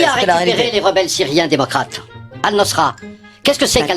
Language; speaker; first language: French; native; French